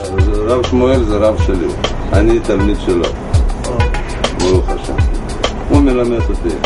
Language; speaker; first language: Hebrew; non-native, learner; Russian